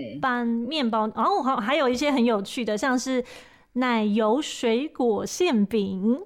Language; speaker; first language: Chinese; native; Chinese